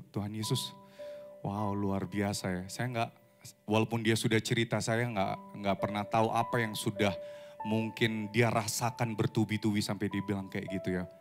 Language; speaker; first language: Indonesian; native; Indonesian